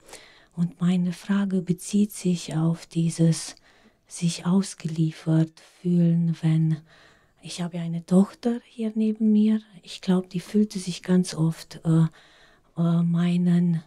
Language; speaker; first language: German; non-native, fluent; Romanian